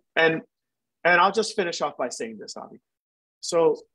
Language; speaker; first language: English; native; English